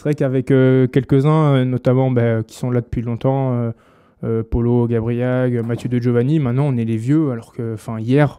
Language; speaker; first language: French; native; French